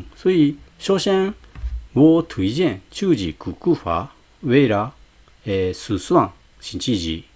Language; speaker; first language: Chinese; non-native, fluent; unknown